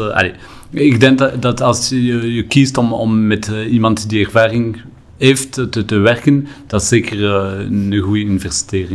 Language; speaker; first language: Dutch; non-native, local second language; French